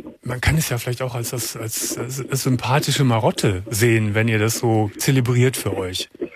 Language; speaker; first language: German; native; German